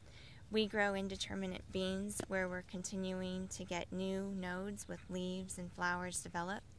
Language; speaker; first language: English; native; English